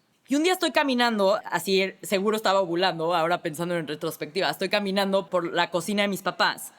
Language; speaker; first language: Spanish; native; Spanish